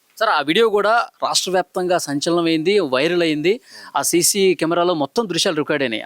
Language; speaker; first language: Telugu; native; Telugu